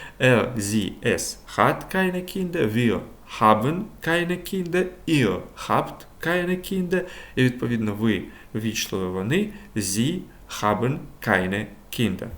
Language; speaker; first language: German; non-native, fluent; Ukrainian